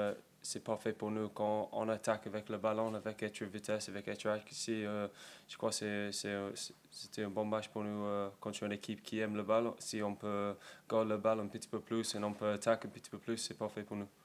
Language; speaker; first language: French; non-native, learner; English